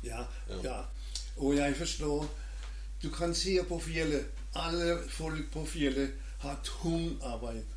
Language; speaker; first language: Norwegian; non-native, learner; German